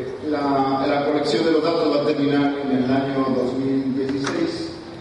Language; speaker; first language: Spanish; native; Spanish